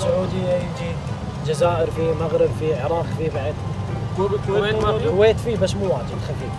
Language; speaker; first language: Arabic; non-native, learner; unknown